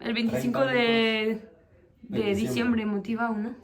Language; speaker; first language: Spanish; non-native, fluent; French